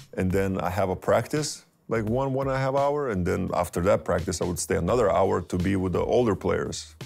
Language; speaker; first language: English; non-native, fluent; Lithuanian